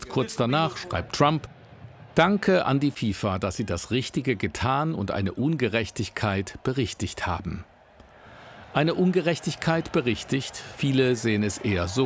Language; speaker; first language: German; native; German